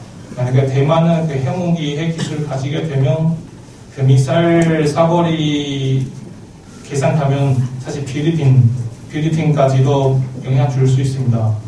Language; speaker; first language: Korean; non-native, learner; Chinese